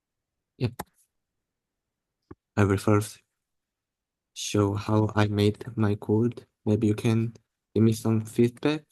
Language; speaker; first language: English; non-native, learner; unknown